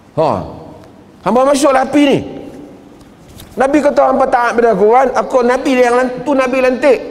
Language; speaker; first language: Malay; native; Malay